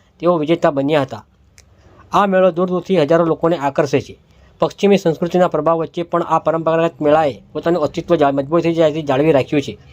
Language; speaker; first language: Gujarati; native; Gujarati